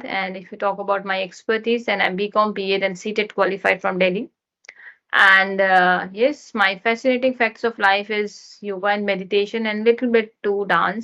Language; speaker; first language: English; non-native, learner; Hindi